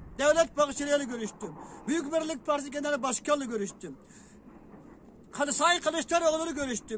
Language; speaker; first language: Turkish; non-native, learner; Uyghur